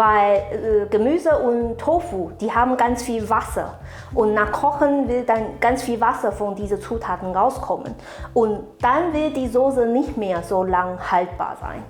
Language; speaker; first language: German; non-native, fluent; Chinese